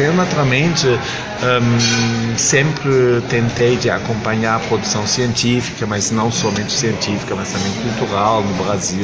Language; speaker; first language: Portuguese; non-native, fluent; German